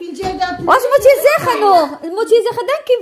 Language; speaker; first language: Dutch; non-native, learner; Arabic